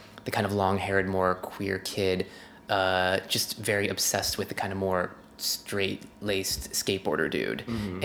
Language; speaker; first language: English; native; English